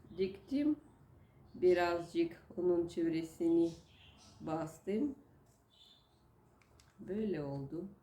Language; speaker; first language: Turkish; non-native, learner; Russian